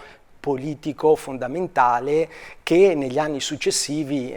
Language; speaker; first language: Italian; native; Italian